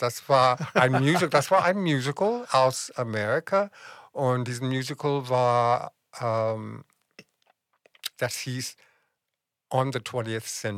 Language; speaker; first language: German; non-native, fluent; English